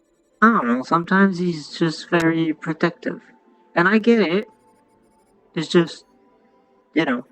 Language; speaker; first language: English; native; English